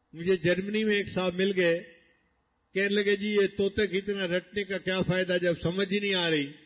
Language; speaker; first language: Urdu; non-native, local second language; Punjabi